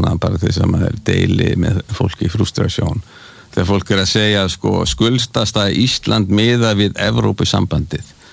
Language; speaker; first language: Icelandic; native; Icelandic